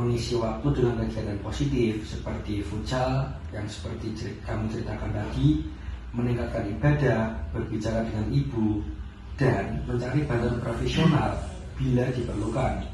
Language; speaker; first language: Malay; non-native, fluent; Indonesian